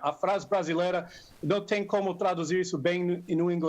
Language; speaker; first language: Portuguese; non-native, fluent; English